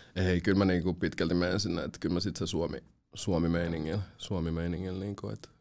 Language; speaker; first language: Finnish; early bilingual, other home language; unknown